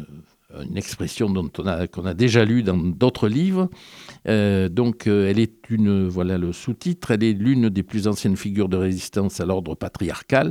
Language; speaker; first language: French; native; French